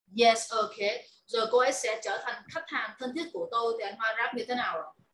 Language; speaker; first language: Vietnamese; native; Vietnamese